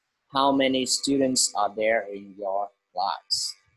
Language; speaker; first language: English; non-native, fluent; Vietnamese